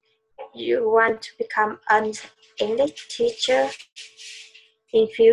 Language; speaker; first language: English; non-native, learner; Vietnamese